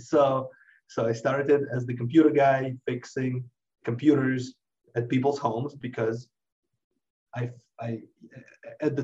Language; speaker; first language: English; non-native, fluent; Russian